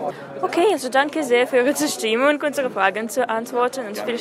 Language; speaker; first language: German; non-native, learner; Russian